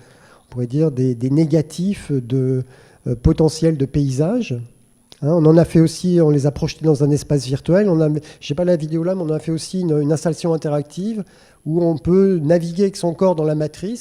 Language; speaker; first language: French; native; French